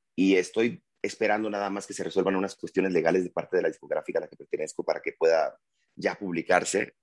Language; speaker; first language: Spanish; native; Spanish